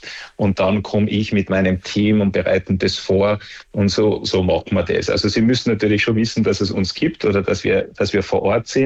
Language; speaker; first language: German; native; German